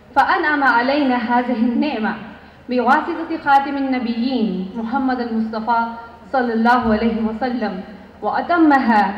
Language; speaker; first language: Arabic; non-native, fluent; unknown